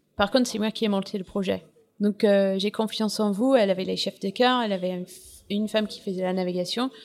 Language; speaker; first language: French; non-native, fluent; English